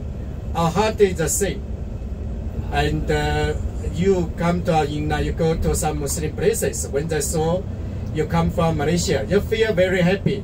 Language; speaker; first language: English; non-native, learner; Chinese